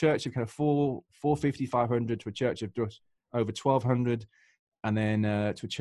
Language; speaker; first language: English; native; English